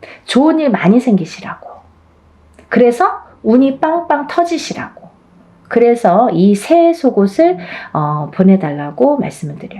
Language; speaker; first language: Korean; native; Korean